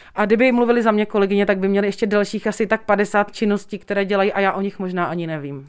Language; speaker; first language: Czech; native; Czech